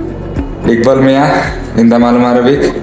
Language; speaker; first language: Arabic; non-native, learner; Bangla